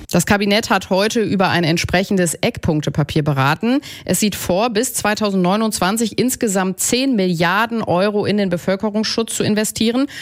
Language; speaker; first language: German; native; German